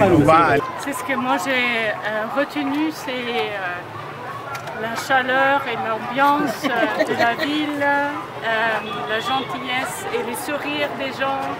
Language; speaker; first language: French; non-native, fluent; German